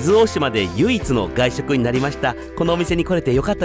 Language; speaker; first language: Japanese; native; Japanese